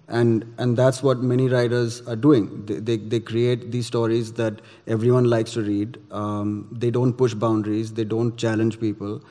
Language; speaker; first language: English; non-native, local second language; Gujarati